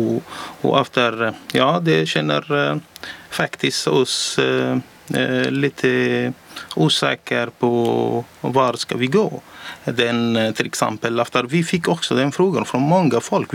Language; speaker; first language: Swedish; non-native, learner; Arabic